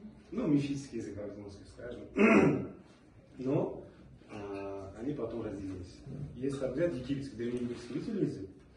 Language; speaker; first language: Russian; non-native, local second language; Uzbek